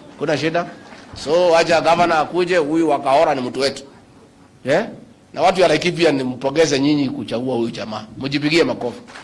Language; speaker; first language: Swahili; non-native, local second language; Kikuyu